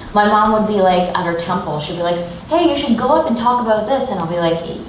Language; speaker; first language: English; native; English